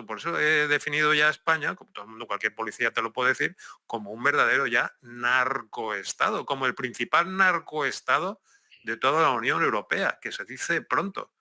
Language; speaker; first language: Spanish; native; Spanish